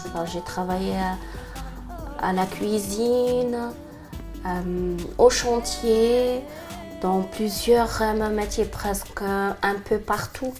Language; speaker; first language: French; non-native, local second language; Arabic